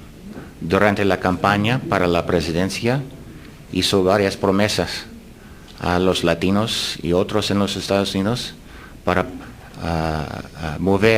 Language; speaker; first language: Spanish; non-native, fluent; English